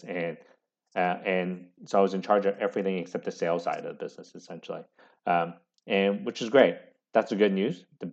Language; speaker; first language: English; native; English